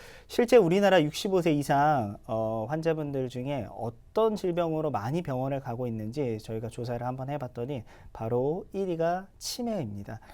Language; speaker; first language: Korean; native; Korean